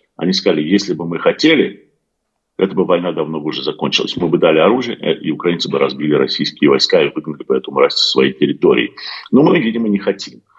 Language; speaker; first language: Russian; early bilingual, heritage; Russian